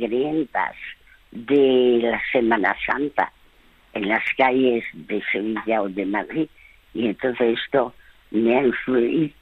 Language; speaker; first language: Spanish; early bilingual, other home language; French